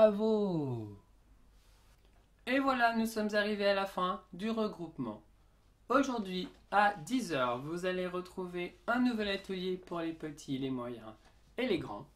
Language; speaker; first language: French; native; French